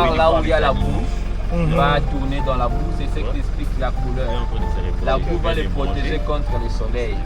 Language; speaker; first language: French; native; French